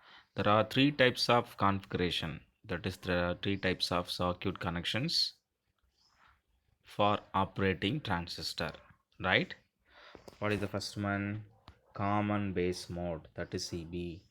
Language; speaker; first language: English; non-native, local second language; Tamil